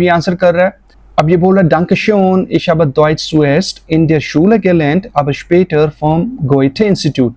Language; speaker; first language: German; non-native, fluent; Hindi